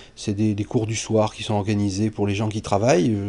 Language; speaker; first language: French; native; French